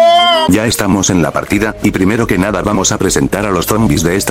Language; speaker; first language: Spanish; native; Spanish